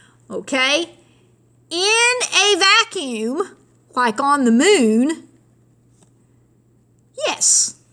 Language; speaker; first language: English; native; English